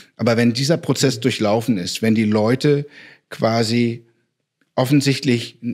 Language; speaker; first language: German; native; German